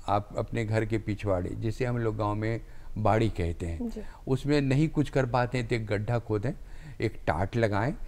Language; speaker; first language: Hindi; native; Hindi